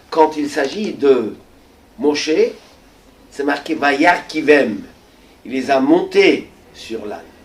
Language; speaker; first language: French; native; French